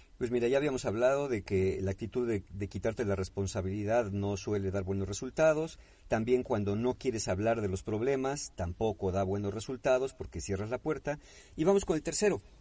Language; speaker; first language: Spanish; native; Spanish